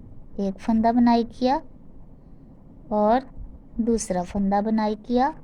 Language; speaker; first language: Hindi; non-native, local second language; Punjabi